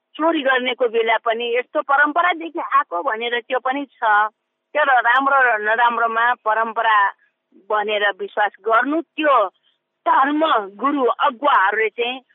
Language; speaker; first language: Nepali; non-native, local second language; Newari